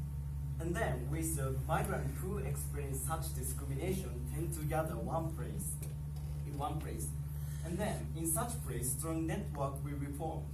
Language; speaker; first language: English; non-native, learner; Japanese